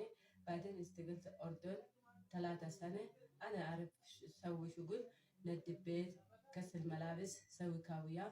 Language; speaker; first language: Arabic; non-native, learner; Oromo